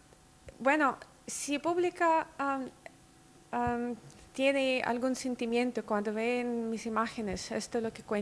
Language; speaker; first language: Spanish; non-native, fluent; Russian